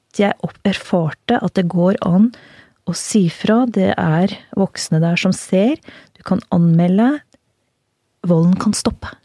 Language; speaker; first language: Norwegian; early bilingual, other home language; Urdu